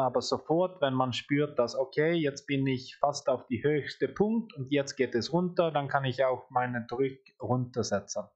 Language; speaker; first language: German; non-native, fluent; Swedish